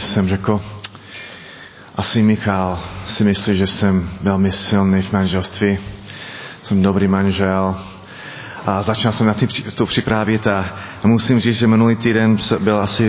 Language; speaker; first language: Czech; non-native, learner; English